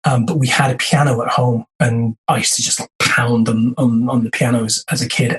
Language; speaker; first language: English; native; English